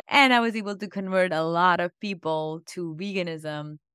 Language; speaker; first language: English; non-native, local second language; Gujarati